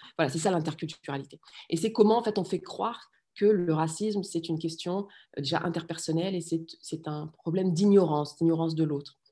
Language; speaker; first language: French; early bilingual, other home language; Riffian